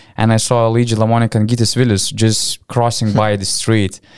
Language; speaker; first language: English; non-native, fluent; Lithuanian